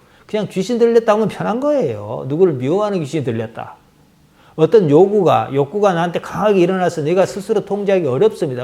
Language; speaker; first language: Korean; native; Korean